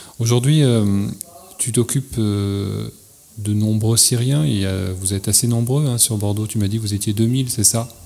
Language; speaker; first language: French; native; French